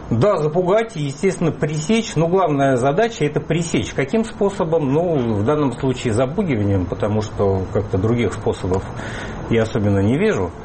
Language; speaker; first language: Russian; native; Russian